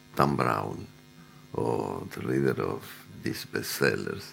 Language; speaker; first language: English; non-native, fluent; Spanish